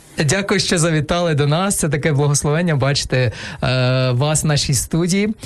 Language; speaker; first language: Ukrainian; non-native, local second language; Russian